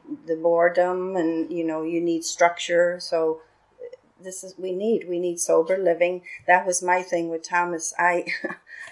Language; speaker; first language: English; native; English